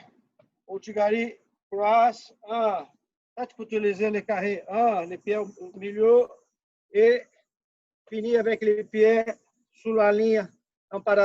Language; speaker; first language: French; non-native, fluent; Portuguese